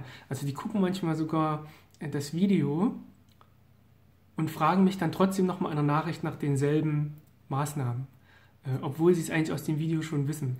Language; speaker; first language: German; native; German